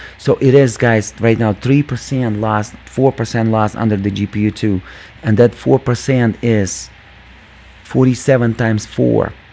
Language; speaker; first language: English; non-native, fluent; Russian